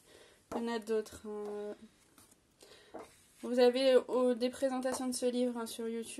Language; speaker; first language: French; native; French